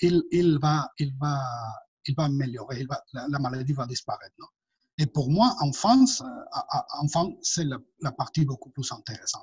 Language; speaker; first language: French; non-native, fluent; Spanish